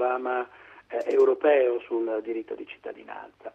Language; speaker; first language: Italian; native; Italian